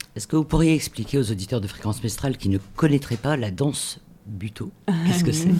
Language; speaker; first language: French; native; French